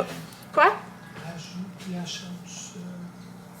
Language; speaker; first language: French; native; French